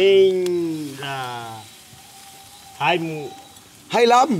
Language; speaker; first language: Vietnamese; non-native, learner; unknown